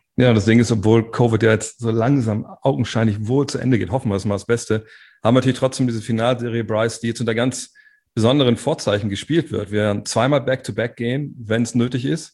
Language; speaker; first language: German; native; German